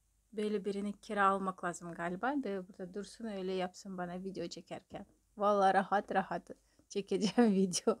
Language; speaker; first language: Turkish; non-native, fluent; Russian